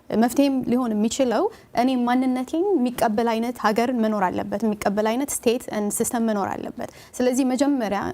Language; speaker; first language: Amharic; non-native, local second language; Tigrinya